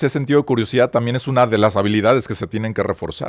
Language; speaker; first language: Spanish; native; Spanish